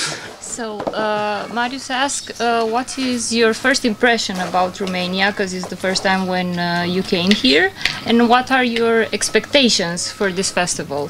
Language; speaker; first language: English; non-native, local second language; Romanian